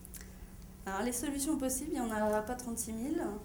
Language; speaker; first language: French; native; French